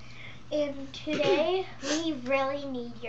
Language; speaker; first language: English; native; English